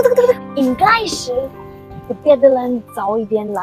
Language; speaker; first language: Chinese; non-native, learner; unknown